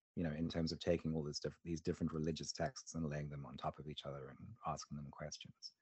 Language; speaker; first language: English; native; English